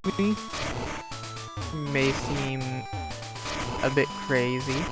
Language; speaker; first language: English; native; English